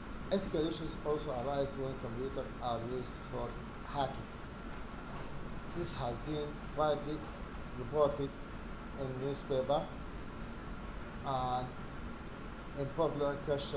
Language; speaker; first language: English; non-native, fluent; Arabic